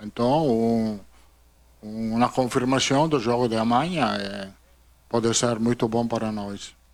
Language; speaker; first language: Portuguese; non-native, learner; Italian